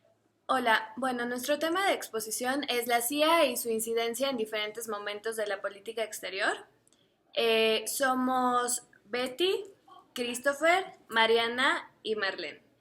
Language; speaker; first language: Spanish; native; Spanish